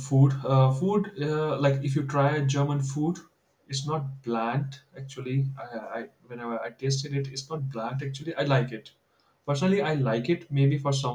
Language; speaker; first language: English; non-native, local second language; Hindi